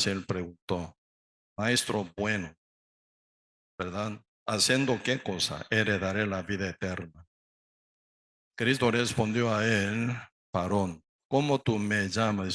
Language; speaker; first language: Spanish; non-native, learner; Korean